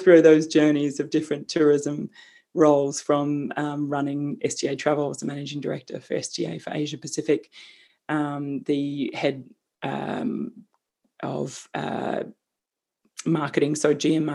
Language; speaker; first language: English; native; English